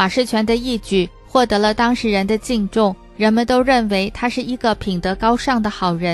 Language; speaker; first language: Chinese; native; Chinese